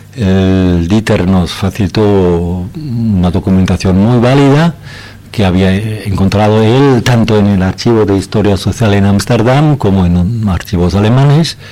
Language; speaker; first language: Spanish; non-native, fluent; German